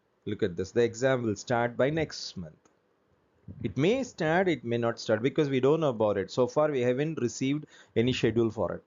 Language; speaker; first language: English; non-native, local second language; Tamil